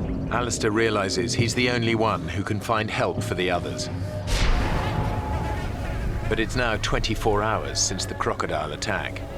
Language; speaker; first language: English; native; English